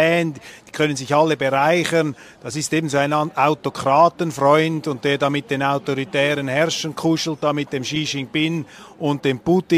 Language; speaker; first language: German; native; German